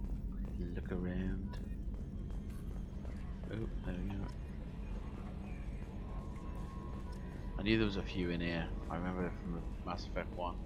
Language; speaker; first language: English; native; English